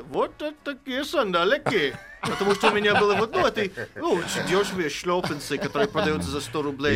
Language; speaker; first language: Russian; non-native, fluent; English